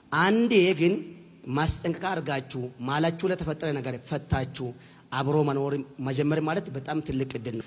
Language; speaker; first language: Amharic; non-native, local second language; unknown